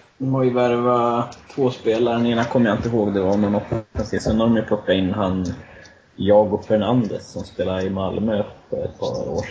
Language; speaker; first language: Swedish; native; Swedish